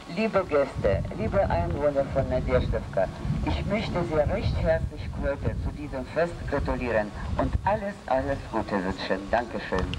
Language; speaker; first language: German; non-native, learner; Russian